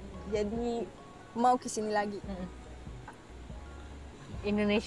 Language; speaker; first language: Indonesian; non-native, fluent; Arabic